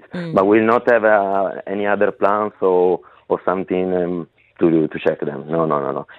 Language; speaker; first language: English; non-native, learner; Italian